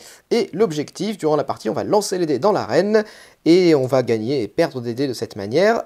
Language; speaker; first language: French; native; French